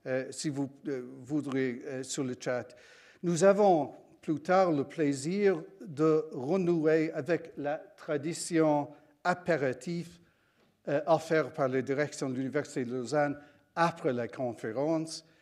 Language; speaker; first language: French; non-native, fluent; English